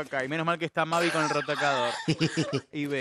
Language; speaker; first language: Spanish; native; Spanish